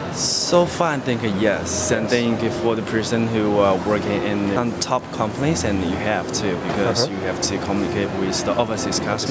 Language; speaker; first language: English; non-native, fluent; Chinese